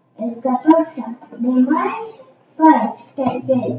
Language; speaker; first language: Catalan; non-native, learner; Spanish